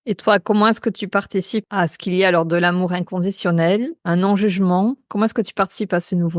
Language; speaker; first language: French; native; French